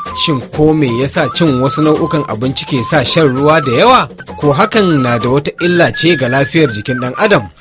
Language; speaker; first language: Hausa; native; Hausa